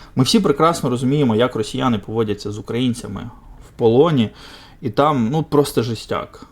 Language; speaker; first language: Ukrainian; non-native, local second language; Russian